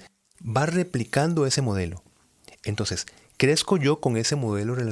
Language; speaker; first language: Spanish; native; Spanish